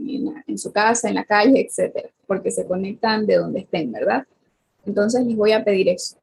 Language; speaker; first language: Spanish; native; Spanish